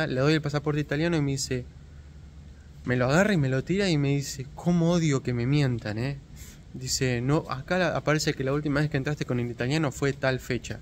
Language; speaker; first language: Spanish; native; Spanish